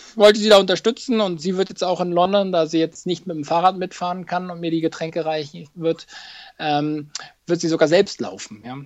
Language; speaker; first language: German; native; German